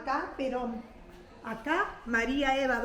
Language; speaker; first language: Spanish; native; Spanish